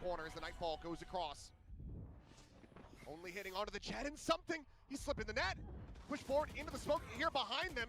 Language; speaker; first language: English; native; English